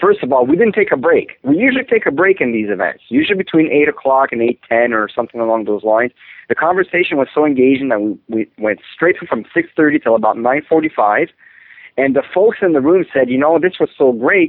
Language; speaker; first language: English; non-native, fluent; French